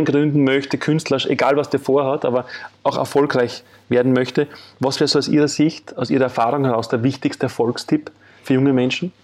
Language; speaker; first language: German; native; German